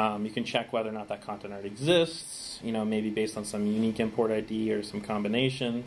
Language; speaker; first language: English; native; English